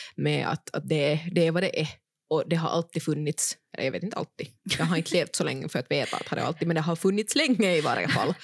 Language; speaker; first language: Swedish; native; Swedish